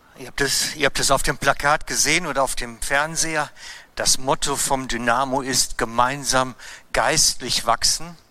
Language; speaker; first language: German; native; German